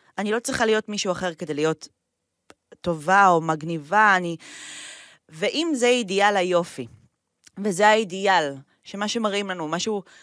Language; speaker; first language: Hebrew; native; Hebrew